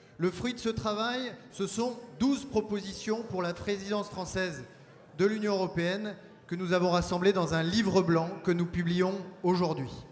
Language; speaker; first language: French; native; French